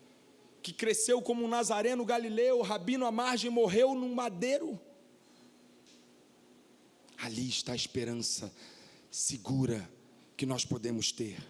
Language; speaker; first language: Portuguese; native; Portuguese